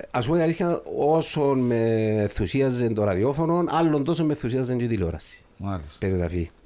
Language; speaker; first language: Greek; native; Greek